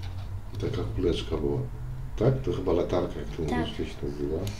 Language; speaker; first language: Polish; native; Polish